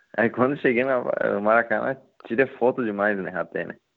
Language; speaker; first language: Portuguese; non-native, learner; Japanese